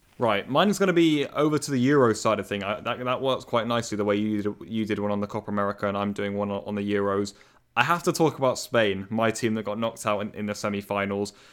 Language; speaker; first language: English; native; English